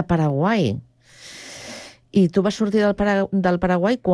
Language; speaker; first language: Catalan; native; Catalan